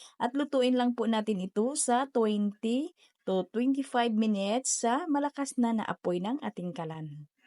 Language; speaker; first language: Filipino; non-native, local second language; Cebuano